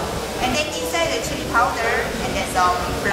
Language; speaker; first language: English; non-native, learner; Korean